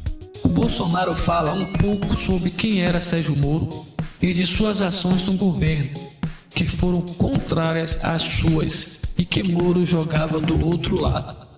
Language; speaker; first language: Portuguese; native; Portuguese